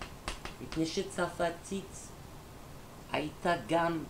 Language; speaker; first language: Hebrew; non-native, learner; French